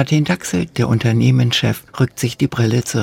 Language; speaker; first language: German; native; German